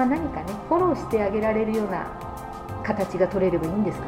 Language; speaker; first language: Japanese; native; Japanese